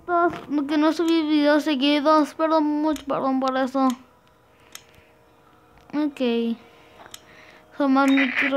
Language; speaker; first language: Spanish; early bilingual, heritage; Spanish